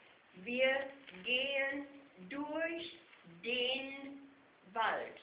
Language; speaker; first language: German; non-native, fluent; English